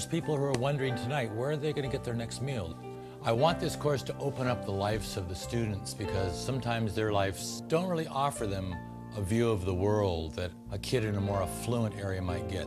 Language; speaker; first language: English; native; English